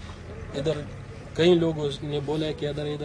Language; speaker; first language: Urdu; non-native, local second language; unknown